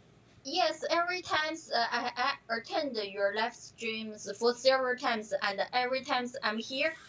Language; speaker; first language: English; non-native, learner; Chinese